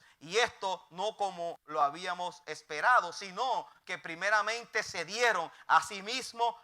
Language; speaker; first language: Spanish; native; Spanish